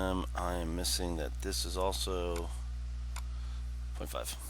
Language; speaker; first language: English; native; English